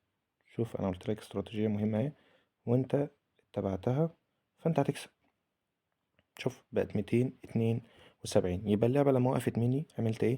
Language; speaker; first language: Arabic; native; Arabic